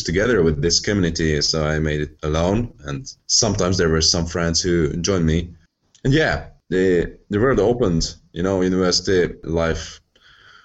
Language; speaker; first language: English; non-native, fluent; Hungarian